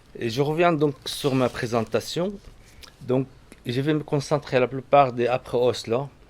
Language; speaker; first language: French; non-native, fluent; Arabic